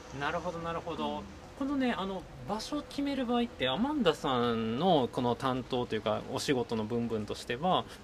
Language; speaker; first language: Japanese; native; Japanese